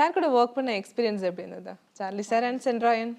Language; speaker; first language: Tamil; native; Tamil